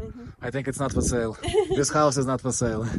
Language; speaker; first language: English; non-native, fluent; Russian